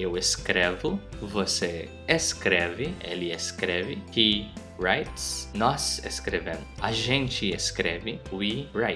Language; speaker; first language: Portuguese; non-native, learner; Filipino